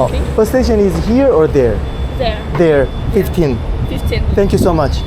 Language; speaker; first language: English; non-native, learner; Korean